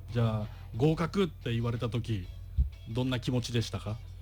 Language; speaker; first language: Japanese; native; Japanese